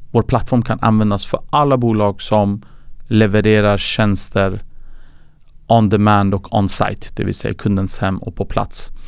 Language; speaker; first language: Swedish; early bilingual, other home language; Persian